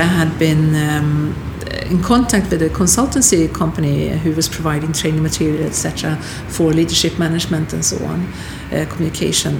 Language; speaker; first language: English; non-native, fluent; Swedish